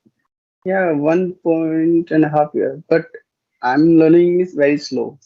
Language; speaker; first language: English; non-native, learner; Hindi